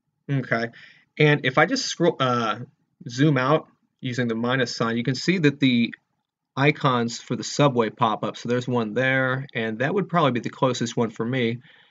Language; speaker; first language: English; native; English